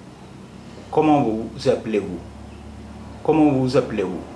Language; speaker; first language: French; non-native, fluent; Hindi